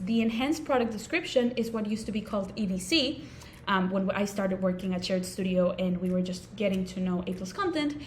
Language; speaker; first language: English; non-native, local second language; Spanish